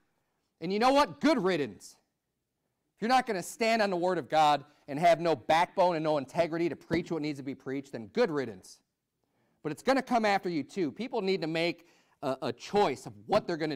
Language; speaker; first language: English; native; English